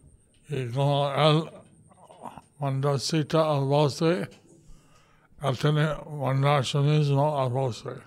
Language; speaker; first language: Spanish; non-native, learner; English